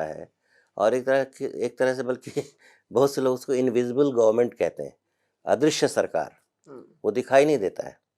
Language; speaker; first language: Hindi; native; Hindi